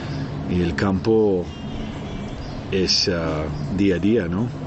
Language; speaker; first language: Spanish; non-native, fluent; Portuguese